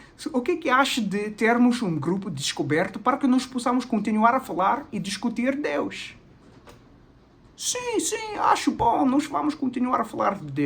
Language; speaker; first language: Portuguese; non-native, fluent; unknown